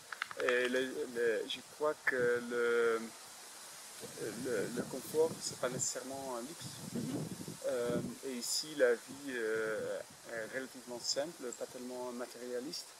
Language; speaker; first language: French; non-native, fluent; Dutch